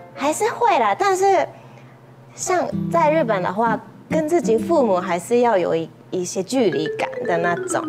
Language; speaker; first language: Chinese; non-native, fluent; Japanese